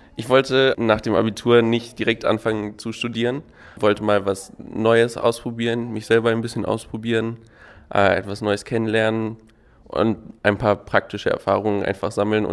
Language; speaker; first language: German; native; German